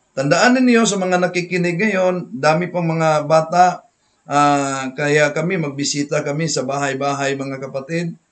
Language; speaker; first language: Filipino; non-native, local second language; Cebuano